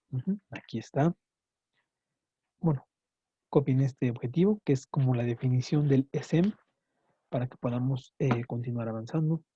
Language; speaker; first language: Spanish; native; Spanish